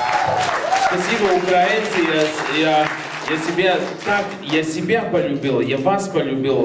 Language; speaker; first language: Russian; non-native, learner; Latvian